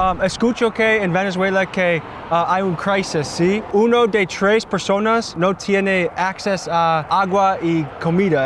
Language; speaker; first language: Spanish; non-native, learner; English